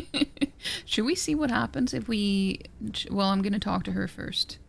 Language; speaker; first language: English; non-native, fluent; Norwegian